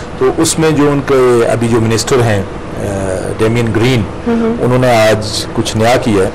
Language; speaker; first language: Hindi; non-native, local second language; Punjabi